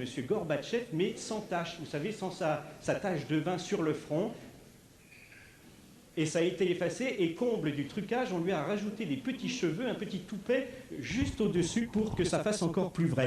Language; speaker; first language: French; native; French